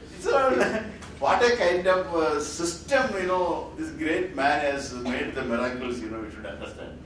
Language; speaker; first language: English; non-native, local second language; Malayalam